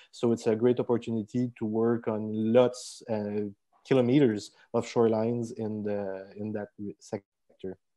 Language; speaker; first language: English; non-native, fluent; French